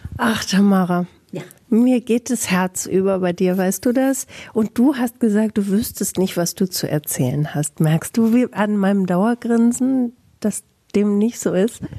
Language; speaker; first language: German; native; German